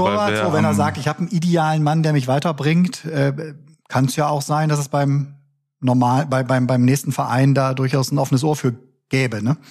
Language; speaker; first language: German; native; German